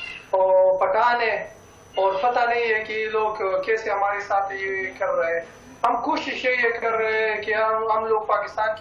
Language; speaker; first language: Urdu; non-native, local second language; Pashto